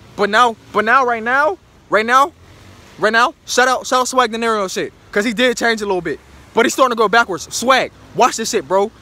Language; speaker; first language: English; native; English